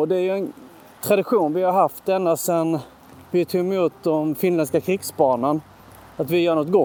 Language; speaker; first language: Swedish; native; Swedish